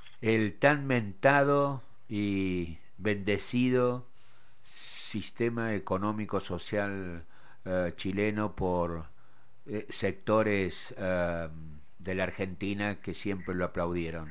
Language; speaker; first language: Spanish; native; Spanish